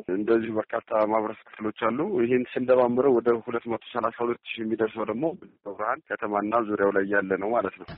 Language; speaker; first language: Amharic; native; Amharic